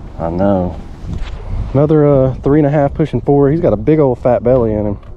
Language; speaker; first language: English; native; English